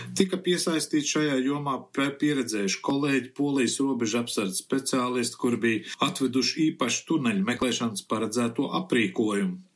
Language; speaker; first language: Latvian; early bilingual, heritage; Latvian